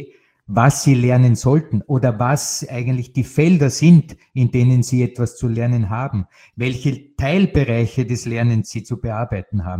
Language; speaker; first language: German; native; German